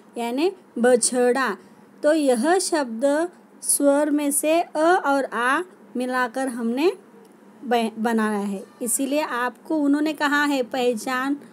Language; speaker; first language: Hindi; non-native, local second language; Marathi